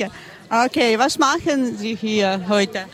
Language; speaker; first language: German; non-native, fluent; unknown